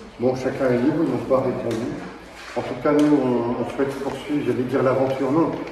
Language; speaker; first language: French; native; French